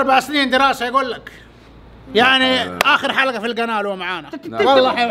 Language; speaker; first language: Arabic; native; Arabic